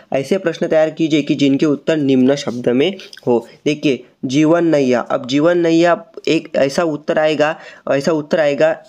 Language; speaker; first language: Hindi; non-native, local second language; Marathi